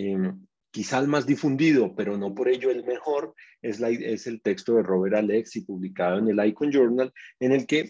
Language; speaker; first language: Spanish; native; Spanish